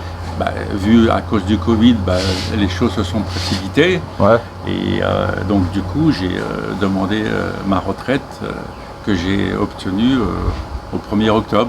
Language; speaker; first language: French; native; French